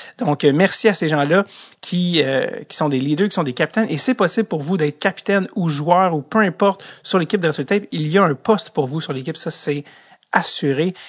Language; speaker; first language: French; native; French